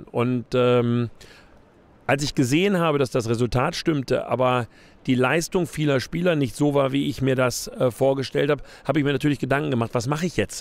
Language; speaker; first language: German; native; German